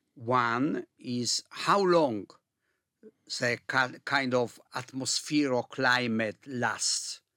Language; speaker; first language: English; early bilingual, other home language; Polish